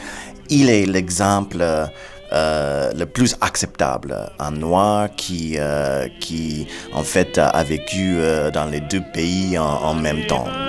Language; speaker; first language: French; non-native, fluent; English